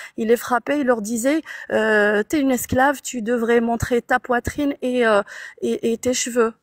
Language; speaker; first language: French; non-native, local second language; Arabic